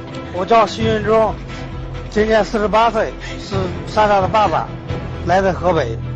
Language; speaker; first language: Chinese; native; Chinese